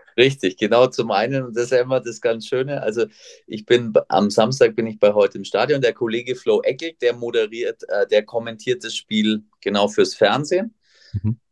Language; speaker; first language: German; native; German